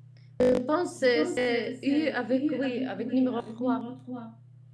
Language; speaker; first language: French; non-native, fluent; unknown